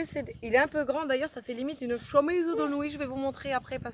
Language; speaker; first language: French; native; French